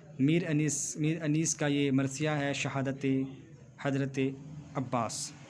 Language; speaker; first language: Urdu; native; Urdu